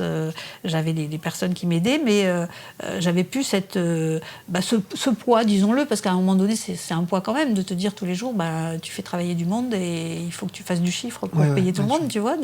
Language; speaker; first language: French; native; French